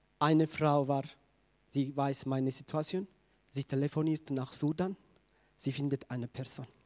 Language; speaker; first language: German; non-native, learner; Tigrinya